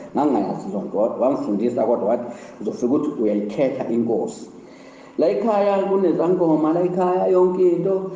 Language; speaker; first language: Zulu; native; Zulu